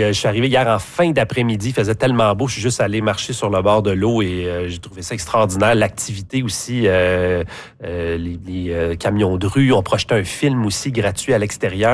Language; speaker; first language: French; native; French